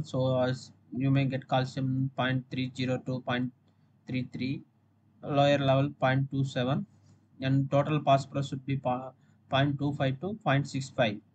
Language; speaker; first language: English; non-native, local second language; Tamil